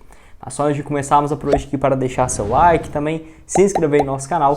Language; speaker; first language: Portuguese; native; Portuguese